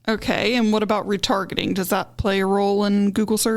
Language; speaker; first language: English; native; English